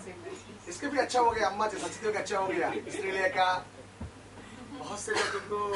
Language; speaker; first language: Hindi; non-native, local second language; Telugu